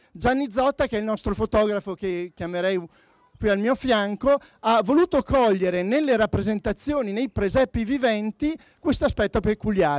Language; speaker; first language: Italian; native; Italian